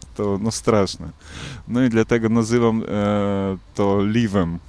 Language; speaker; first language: Polish; non-native, learner; Belarusian